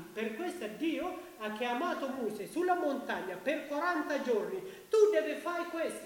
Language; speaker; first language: Italian; non-native, learner; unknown